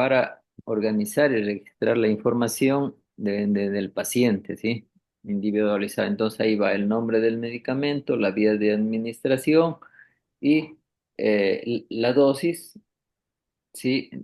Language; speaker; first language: Spanish; native; Spanish